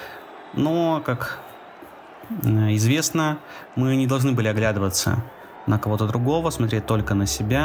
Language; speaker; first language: Russian; native; Russian